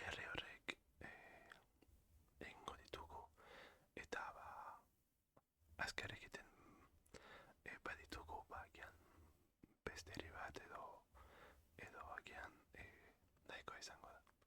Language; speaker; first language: Basque; non-native, learner; French